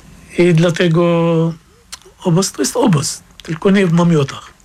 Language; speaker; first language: Polish; non-native, fluent; Arabic